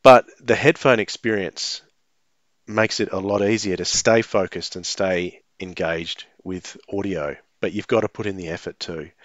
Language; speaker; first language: English; native; English